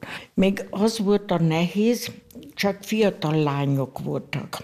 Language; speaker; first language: Hungarian; non-native, local second language; German